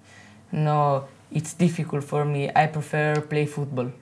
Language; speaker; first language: English; non-native, learner; Italian